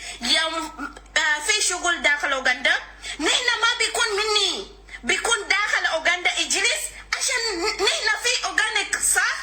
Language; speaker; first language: Arabic; non-native, learner; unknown